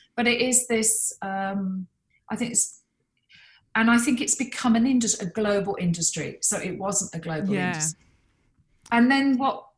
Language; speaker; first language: English; native; English